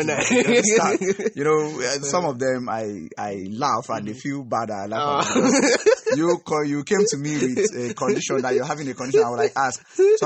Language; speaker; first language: English; non-native, local second language; Igbo